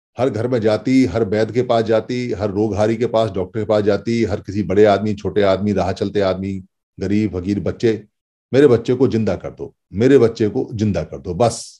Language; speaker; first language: Hindi; native; Hindi